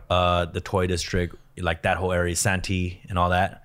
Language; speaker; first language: English; early bilingual, other home language; Korean